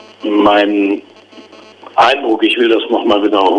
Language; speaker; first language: German; native; German